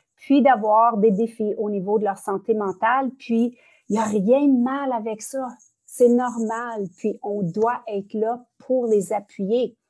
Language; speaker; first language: French; native; French